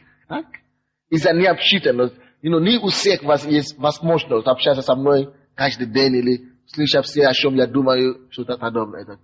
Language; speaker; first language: Russian; non-native, fluent; Yoruba